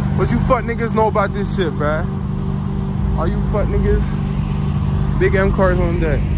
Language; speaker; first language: English; native; English